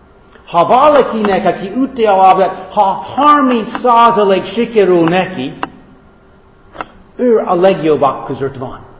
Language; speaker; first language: Hungarian; non-native, fluent; English